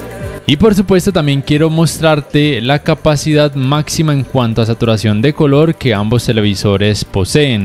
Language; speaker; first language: Spanish; native; Spanish